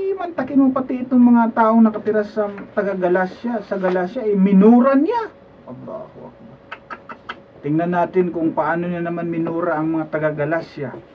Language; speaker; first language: Filipino; non-native, local second language; Cebuano